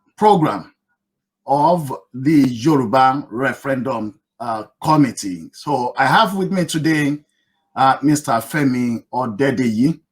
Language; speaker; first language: English; non-native, local second language; Yoruba